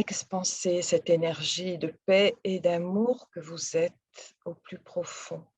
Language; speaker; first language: French; native; French